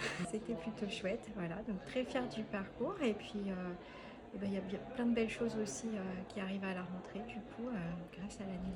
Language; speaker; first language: French; native; French